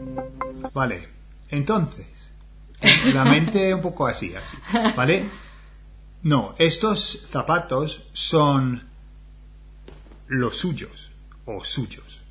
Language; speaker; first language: Spanish; non-native, learner; English